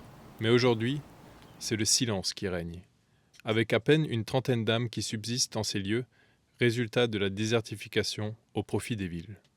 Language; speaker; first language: French; native; French